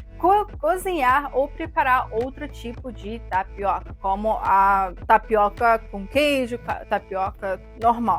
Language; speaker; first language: Portuguese; non-native, fluent; Russian